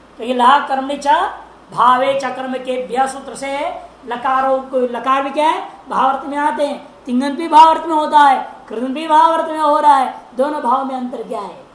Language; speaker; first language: Hindi; non-native, local second language; Marathi